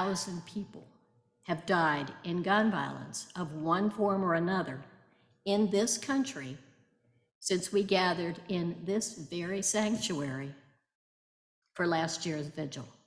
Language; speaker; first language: English; native; English